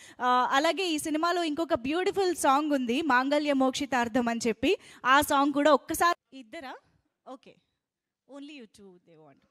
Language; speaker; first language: Telugu; native; Telugu